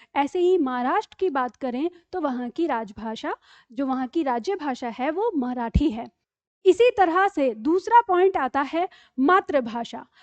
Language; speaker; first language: Hindi; native; Hindi